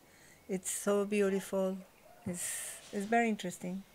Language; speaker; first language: English; non-native, learner; Spanish